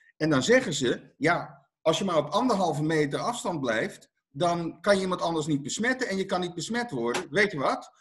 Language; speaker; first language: Dutch; native; Dutch